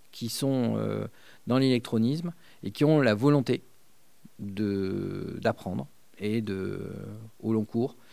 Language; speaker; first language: French; non-native, fluent; Spanish